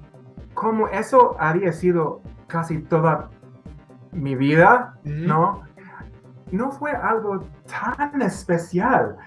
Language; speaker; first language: Spanish; non-native, fluent; English